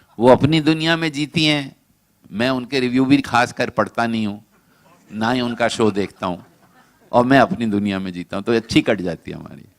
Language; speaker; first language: Hindi; non-native, local second language; Kashmiri